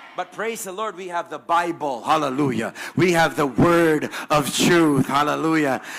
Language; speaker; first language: English; non-native, local second language; Filipino